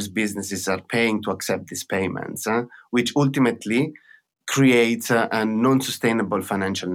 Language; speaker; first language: English; non-native, fluent; Italian